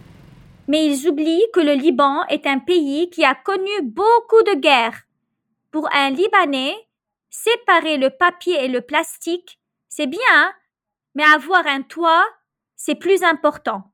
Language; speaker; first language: French; non-native, local second language; Arabic